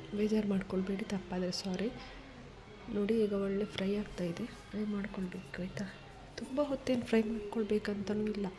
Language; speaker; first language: Kannada; non-native, local second language; Malayalam